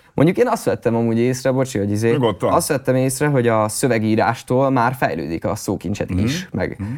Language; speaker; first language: Hungarian; native; Hungarian